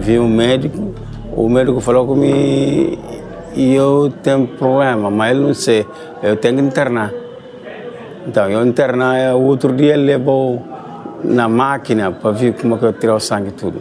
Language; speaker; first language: Portuguese; non-native, learner; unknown